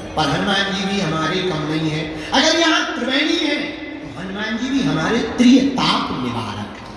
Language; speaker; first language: Hindi; native; Hindi